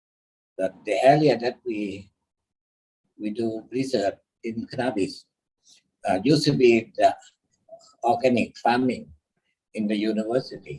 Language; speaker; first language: English; non-native, learner; Thai